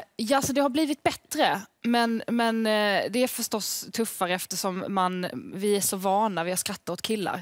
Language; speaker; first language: Swedish; early bilingual, other home language; Arabic